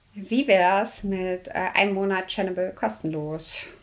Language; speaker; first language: German; native; German